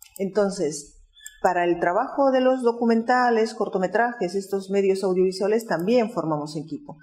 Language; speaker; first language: Spanish; native; Spanish